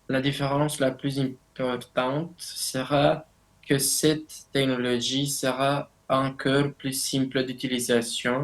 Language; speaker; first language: French; non-native, learner; Romanian